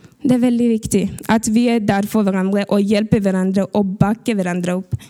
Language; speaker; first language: Norwegian; early bilingual, other home language; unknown